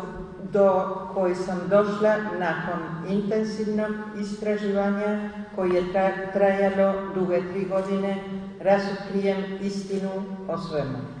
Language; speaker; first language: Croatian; early bilingual, heritage; Spanish